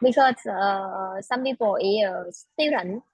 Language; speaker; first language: English; non-native, learner; Vietnamese